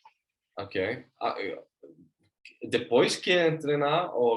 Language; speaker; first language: Portuguese; non-native, learner; Swedish